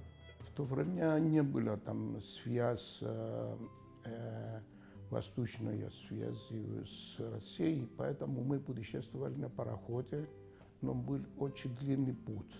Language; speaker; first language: Russian; non-native, fluent; Greek